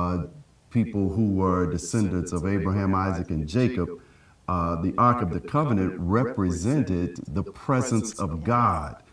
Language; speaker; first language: English; native; English